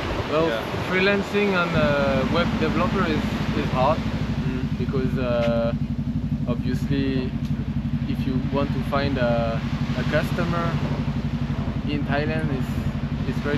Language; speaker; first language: English; non-native, fluent; French